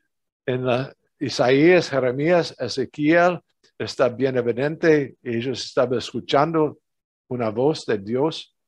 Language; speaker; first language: Spanish; non-native, fluent; English